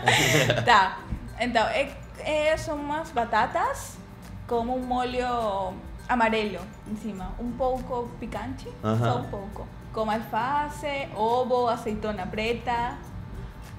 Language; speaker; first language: Portuguese; non-native, learner; Spanish